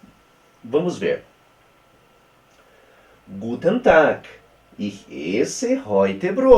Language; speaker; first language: German; non-native, fluent; Portuguese